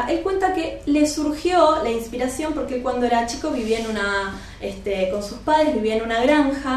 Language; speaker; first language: Spanish; native; Spanish